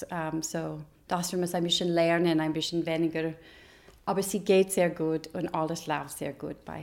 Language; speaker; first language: German; non-native, learner; English